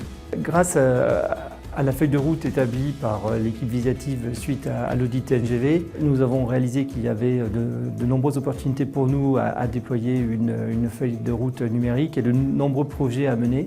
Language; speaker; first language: French; native; French